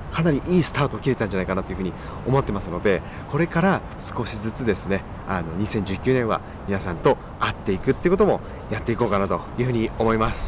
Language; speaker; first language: Japanese; native; Japanese